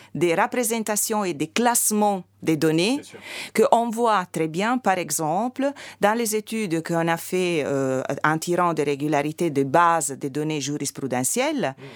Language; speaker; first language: French; non-native, fluent; Italian